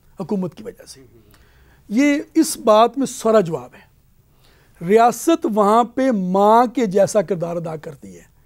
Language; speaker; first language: Urdu; native; Urdu